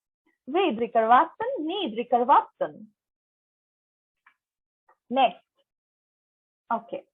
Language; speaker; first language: Swedish; non-native, learner; Bangla